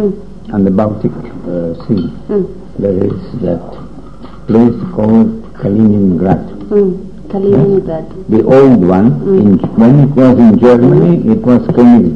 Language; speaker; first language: English; non-native, fluent; Russian